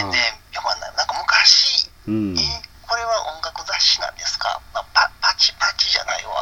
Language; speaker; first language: Japanese; native; Japanese